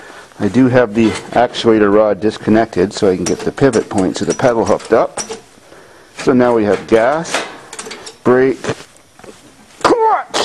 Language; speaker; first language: English; native; English